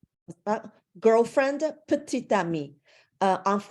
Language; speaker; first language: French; non-native, fluent; English